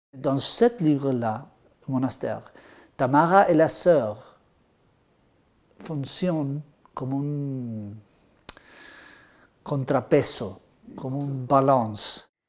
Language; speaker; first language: French; non-native, learner; Spanish